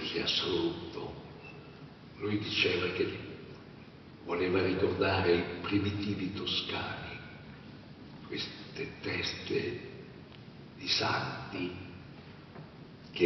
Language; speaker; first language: Italian; native; Italian